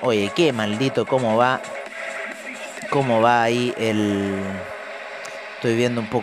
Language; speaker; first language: Spanish; native; Spanish